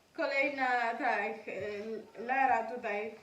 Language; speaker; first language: Polish; non-native, learner; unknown